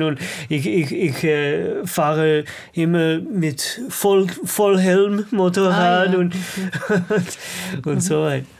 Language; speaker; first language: German; non-native, learner; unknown